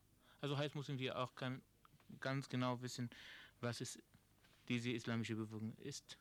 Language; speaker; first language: German; non-native, learner; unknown